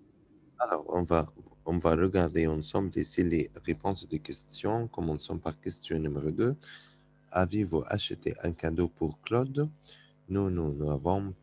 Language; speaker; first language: French; non-native, fluent; Arabic